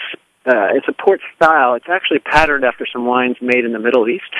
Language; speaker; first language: English; native; English